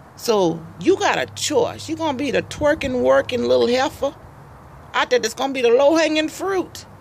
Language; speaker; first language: English; native; English